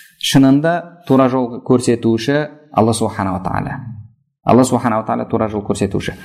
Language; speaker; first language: Kazakh; native; Kazakh